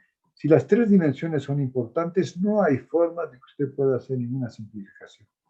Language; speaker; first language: Spanish; native; Spanish